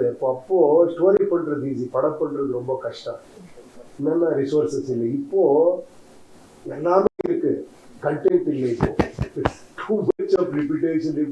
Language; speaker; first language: Tamil; non-native, learner; Kannada